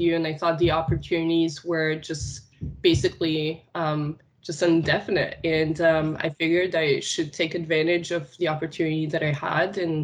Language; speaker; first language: English; non-native, fluent; Arabic